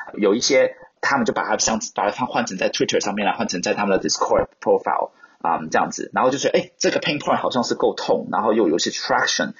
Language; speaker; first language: Chinese; non-native, local second language; Cantonese